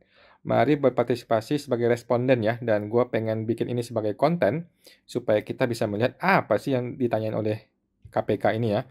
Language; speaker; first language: Indonesian; native; Indonesian